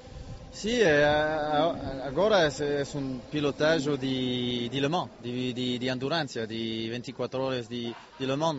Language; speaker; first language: Spanish; non-native, learner; French